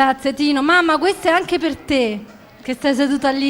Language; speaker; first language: Italian; native; Italian